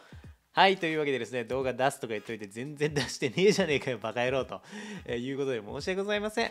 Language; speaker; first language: Japanese; native; Japanese